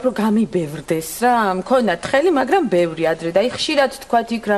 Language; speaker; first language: Georgian; native; Georgian